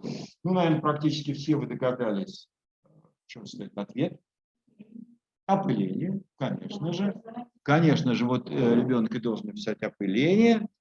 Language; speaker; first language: Russian; native; Russian